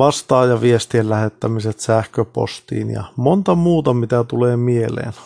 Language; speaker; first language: Finnish; native; Finnish